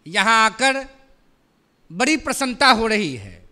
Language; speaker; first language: Hindi; native; Hindi